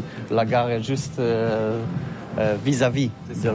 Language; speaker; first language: French; non-native, learner; Polish